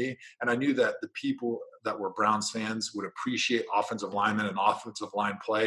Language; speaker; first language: English; native; English